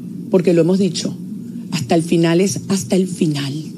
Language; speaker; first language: Spanish; native; Spanish